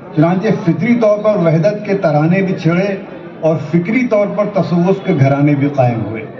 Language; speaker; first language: Urdu; native; Urdu